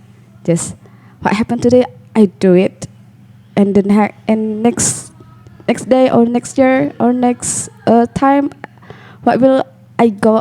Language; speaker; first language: English; non-native, learner; Indonesian